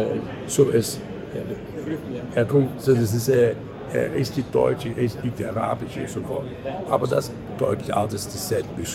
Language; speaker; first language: German; non-native, learner; Danish